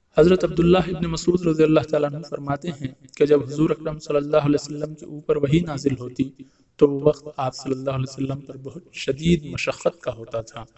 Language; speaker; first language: Urdu; native; Urdu